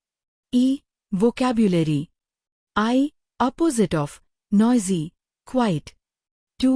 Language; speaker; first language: English; non-native, fluent; Hindi